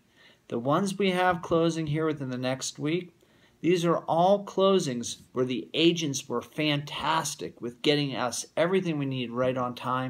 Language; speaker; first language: English; native; English